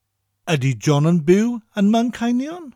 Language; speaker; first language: Welsh; non-native, fluent; English